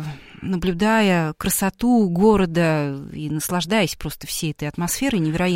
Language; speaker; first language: Russian; native; Russian